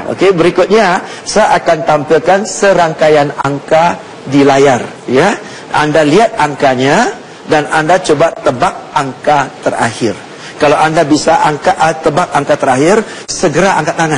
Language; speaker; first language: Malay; non-native, local second language; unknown